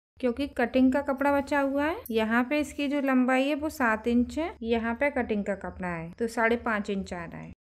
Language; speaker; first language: Hindi; native; Hindi